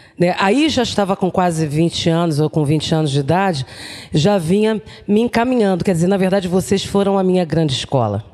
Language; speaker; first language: Portuguese; native; Portuguese